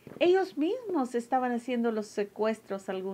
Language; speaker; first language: Spanish; early bilingual, heritage; Spanish